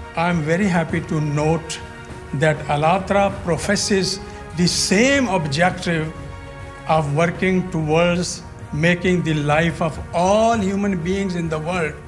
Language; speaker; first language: English; non-native, local second language; Nepali